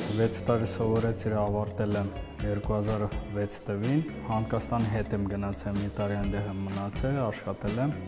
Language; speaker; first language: Armenian; non-native, fluent; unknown